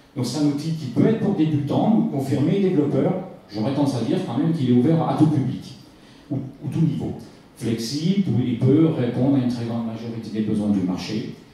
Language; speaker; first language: French; native; French